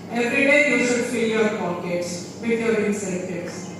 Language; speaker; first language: English; non-native, local second language; Telugu